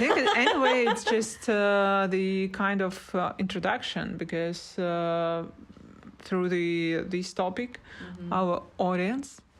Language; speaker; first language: English; non-native, learner; Russian